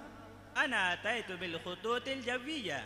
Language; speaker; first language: Arabic; non-native, fluent; Urdu